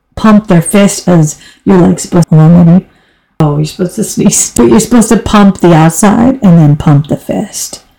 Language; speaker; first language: English; native; English